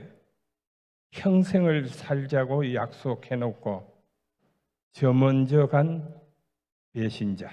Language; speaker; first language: Korean; native; Korean